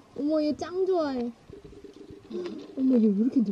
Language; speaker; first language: Korean; native; Korean